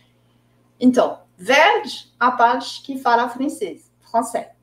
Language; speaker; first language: Portuguese; non-native, fluent; French